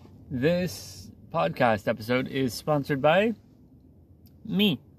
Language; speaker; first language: English; native; English